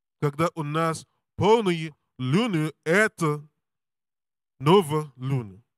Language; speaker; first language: Russian; non-native, learner; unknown